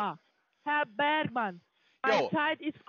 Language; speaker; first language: German; non-native, learner; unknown